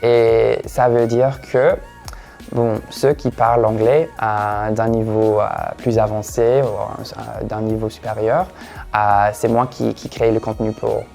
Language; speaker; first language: French; non-native, fluent; English